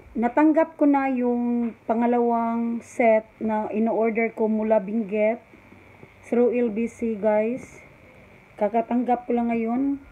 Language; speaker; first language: Filipino; non-native, local second language; Cebuano